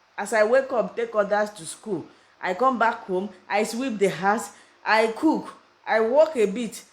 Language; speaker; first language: Nigerian Pidgin; non-native, local second language; Igbo